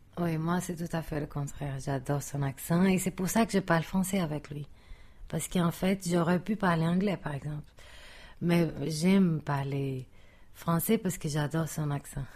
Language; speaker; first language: French; non-native, fluent; Portuguese